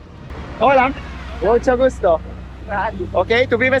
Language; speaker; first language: Spanish; non-native, learner; English